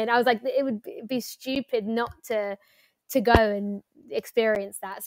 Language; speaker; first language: English; native; English